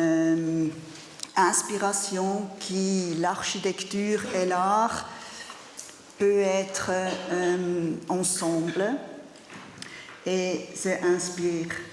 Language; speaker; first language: French; non-native, learner; German